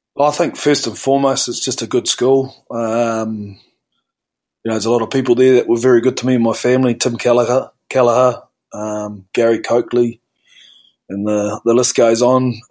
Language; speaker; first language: English; native; English